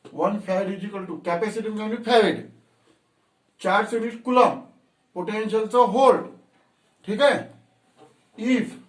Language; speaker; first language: Hindi; non-native, local second language; Marathi